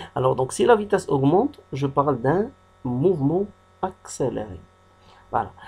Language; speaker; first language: French; non-native, local second language; Arabic